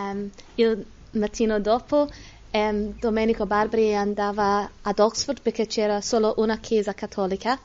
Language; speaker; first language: Italian; non-native, learner; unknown